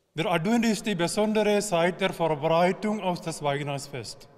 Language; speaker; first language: German; non-native, fluent; Hindi